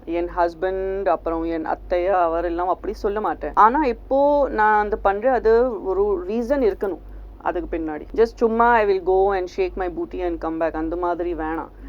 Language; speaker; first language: Tamil; non-native, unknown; Gujarati